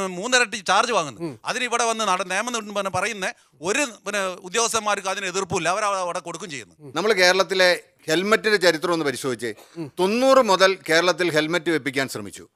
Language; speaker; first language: Malayalam; native; Malayalam